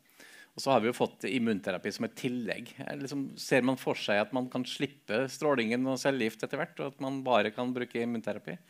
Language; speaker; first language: Norwegian; native; Norwegian